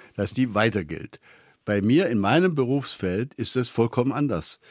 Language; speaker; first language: German; native; German